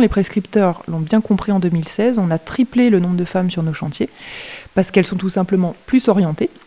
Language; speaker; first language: French; native; French